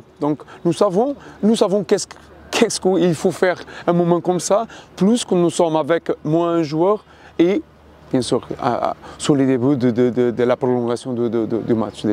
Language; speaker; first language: French; non-native, fluent; Portuguese